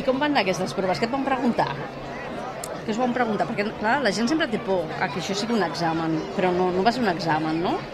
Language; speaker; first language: Catalan; native; Catalan